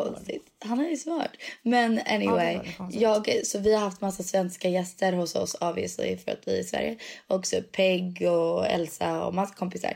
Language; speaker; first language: Swedish; native; Swedish